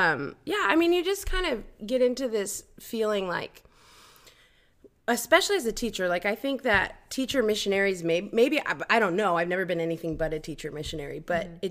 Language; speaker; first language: English; native; English